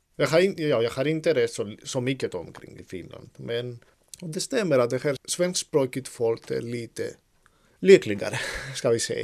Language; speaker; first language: Swedish; non-native, fluent; Greek